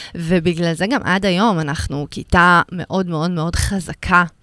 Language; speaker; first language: Hebrew; early bilingual, other home language; Russian